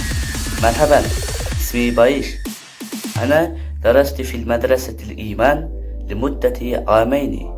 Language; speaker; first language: Arabic; non-native, learner; Kyrgyz